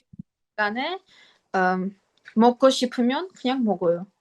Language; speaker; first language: Korean; non-native, learner; Armenian